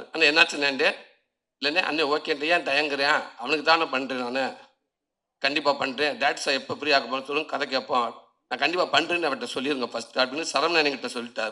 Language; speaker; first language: Tamil; native; Tamil